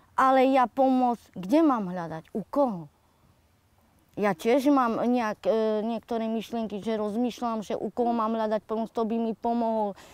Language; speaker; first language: Slovak; non-native, local second language; Romany